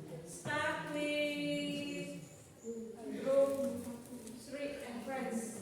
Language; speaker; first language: English; non-native, local second language; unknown